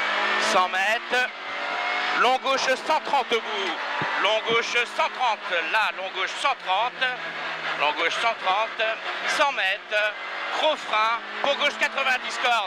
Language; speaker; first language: French; native; French